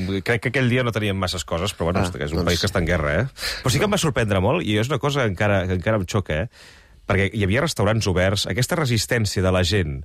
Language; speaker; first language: Catalan; native; Catalan